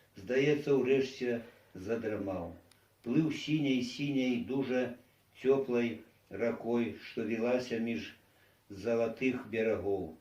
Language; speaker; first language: Belarusian; non-native, local second language; Russian